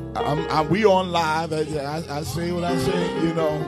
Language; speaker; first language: English; native; English